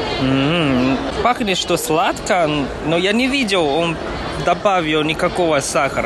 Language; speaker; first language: Russian; non-native, fluent; Chinese